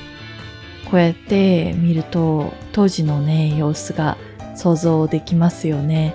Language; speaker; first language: Japanese; native; Japanese